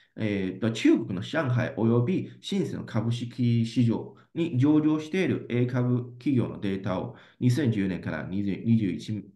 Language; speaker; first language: Japanese; non-native, fluent; Chinese